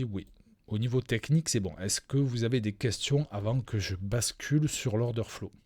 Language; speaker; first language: French; native; French